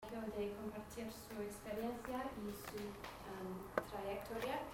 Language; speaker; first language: Spanish; non-native, fluent; English